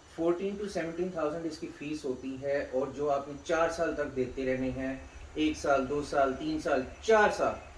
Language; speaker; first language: Urdu; native; Urdu